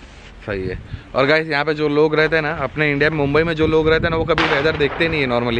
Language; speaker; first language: Hindi; native; Hindi